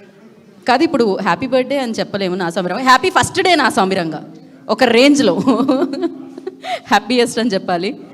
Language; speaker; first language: Telugu; native; Telugu